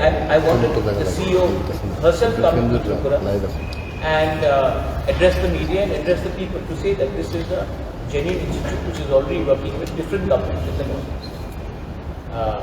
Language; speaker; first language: English; non-native, local second language; Hindi